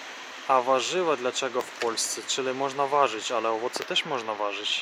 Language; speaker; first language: Polish; non-native, fluent; Russian